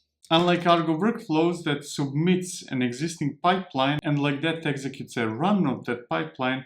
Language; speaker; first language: English; non-native, fluent; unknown